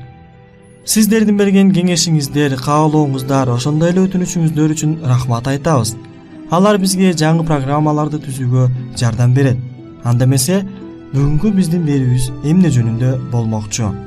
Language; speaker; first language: Kyrgyz; native; Kyrgyz